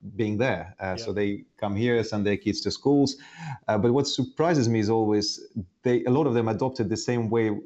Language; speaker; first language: English; non-native, fluent; Estonian